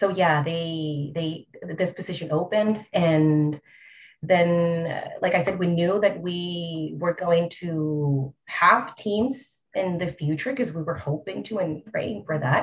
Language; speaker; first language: English; non-native, fluent; Spanish